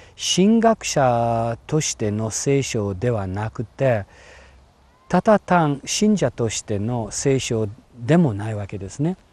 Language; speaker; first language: Japanese; non-native, fluent; English